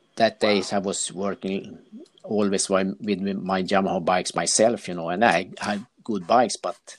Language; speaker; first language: English; non-native, fluent; Swedish